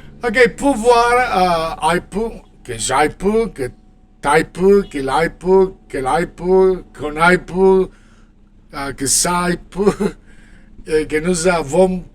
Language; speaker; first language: French; non-native, fluent; Spanish